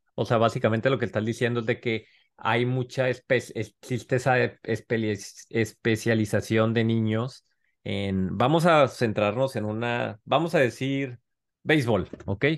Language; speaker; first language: Spanish; native; Spanish